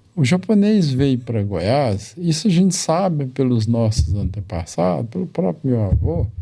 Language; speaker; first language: Portuguese; native; Portuguese